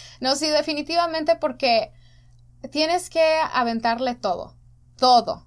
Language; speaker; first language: Spanish; early bilingual, other home language; English